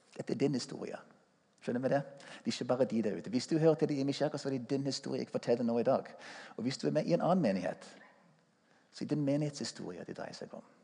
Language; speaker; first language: Norwegian; non-native, fluent; English